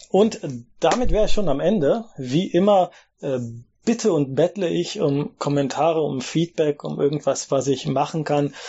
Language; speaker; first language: German; native; German